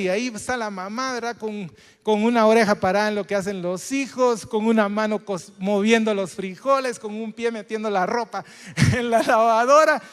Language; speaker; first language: Spanish; native; Spanish